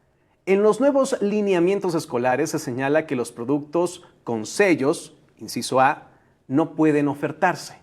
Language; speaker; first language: Spanish; native; Spanish